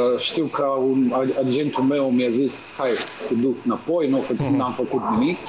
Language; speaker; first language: Romanian; non-native, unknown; Serbian